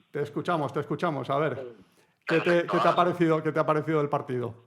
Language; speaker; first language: Spanish; native; Spanish